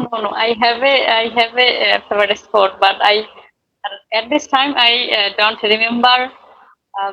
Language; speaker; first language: English; non-native, learner; Bangla